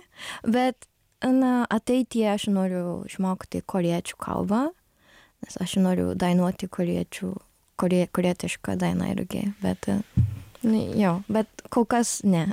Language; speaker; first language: Lithuanian; non-native, learner; Japanese